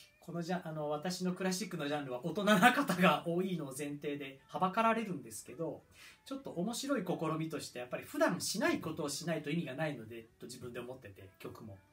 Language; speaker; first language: Japanese; native; Japanese